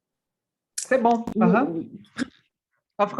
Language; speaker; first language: French; non-native, fluent; Portuguese